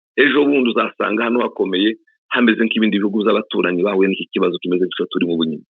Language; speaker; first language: Kinyarwanda; native; Kinyarwanda